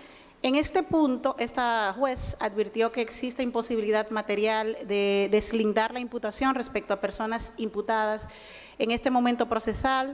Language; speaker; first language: Spanish; native; Spanish